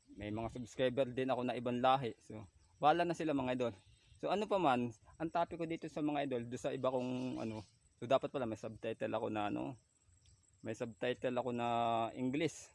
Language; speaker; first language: Filipino; native; Filipino